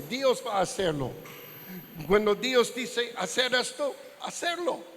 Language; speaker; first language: Spanish; non-native, learner; English